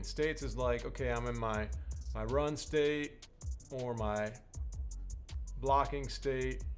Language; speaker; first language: English; native; English